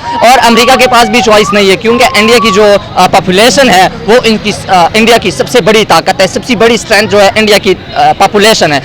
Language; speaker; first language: Hindi; non-native, local second language; Pashto